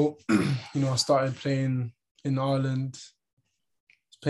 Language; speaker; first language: English; native; English